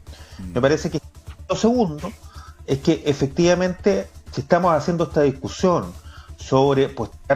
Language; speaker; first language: Spanish; native; Spanish